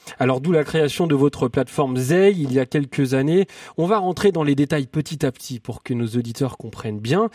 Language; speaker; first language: French; native; French